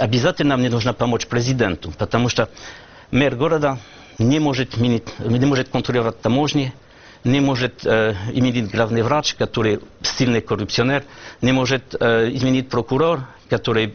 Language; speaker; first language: Russian; non-native, learner; French